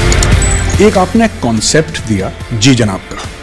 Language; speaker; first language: Hindi; native; Hindi